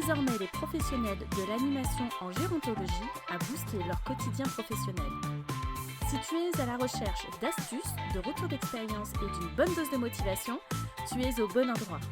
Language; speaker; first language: French; native; French